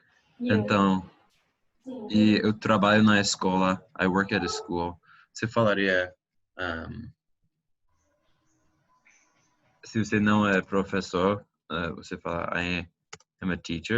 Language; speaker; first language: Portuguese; non-native, fluent; English